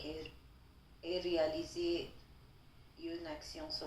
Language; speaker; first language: French; non-native, learner; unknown